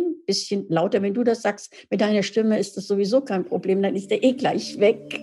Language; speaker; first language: German; native; German